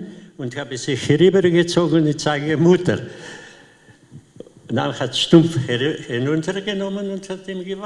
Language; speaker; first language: German; non-native, learner; Slovenian